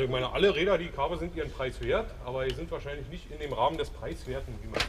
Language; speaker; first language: German; native; German